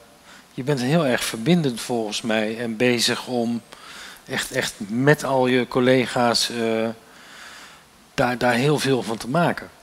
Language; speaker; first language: Dutch; native; Dutch